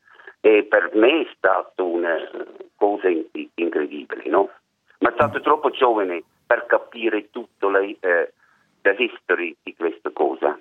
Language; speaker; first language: Italian; non-native, learner; German